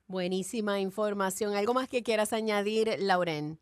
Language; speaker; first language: Spanish; native; Spanish